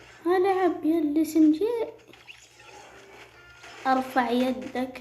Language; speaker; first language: Arabic; native; Arabic